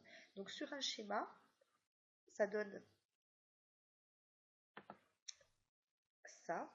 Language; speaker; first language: French; native; French